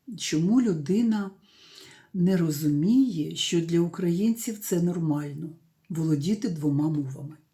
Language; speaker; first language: Ukrainian; non-native, local second language; Russian